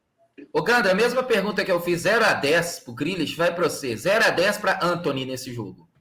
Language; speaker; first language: Portuguese; native; Portuguese